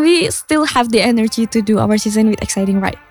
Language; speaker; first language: English; non-native, fluent; Indonesian